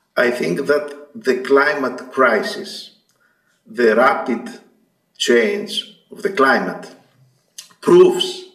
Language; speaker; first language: English; non-native, fluent; Greek